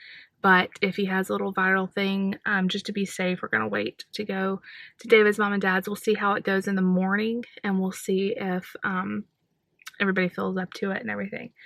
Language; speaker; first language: English; native; English